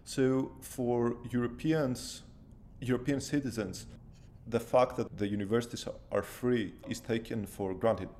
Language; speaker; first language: English; non-native, fluent; Greek